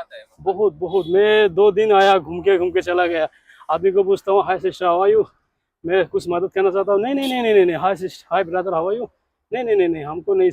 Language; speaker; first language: Hindi; non-native, local second language; Rangpuri